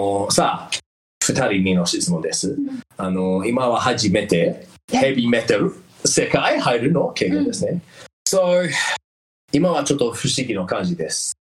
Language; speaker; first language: Japanese; non-native, fluent; English